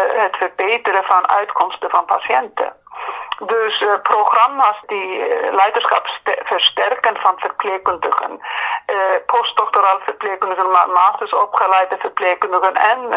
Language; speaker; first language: Dutch; non-native, fluent; Icelandic